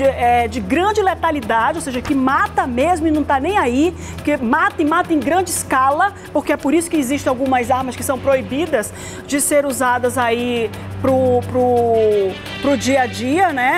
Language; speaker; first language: Portuguese; native; Portuguese